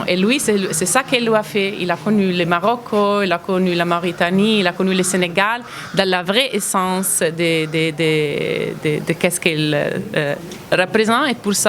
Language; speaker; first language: French; non-native, fluent; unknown